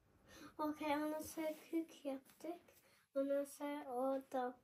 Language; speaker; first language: Turkish; early bilingual, heritage; Turkish